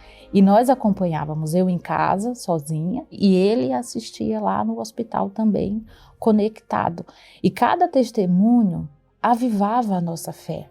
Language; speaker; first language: Portuguese; native; Portuguese